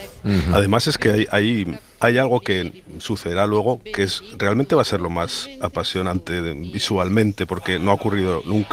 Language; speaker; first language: Spanish; native; Spanish